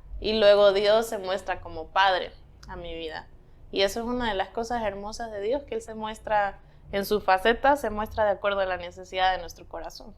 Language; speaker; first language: Spanish; native; Spanish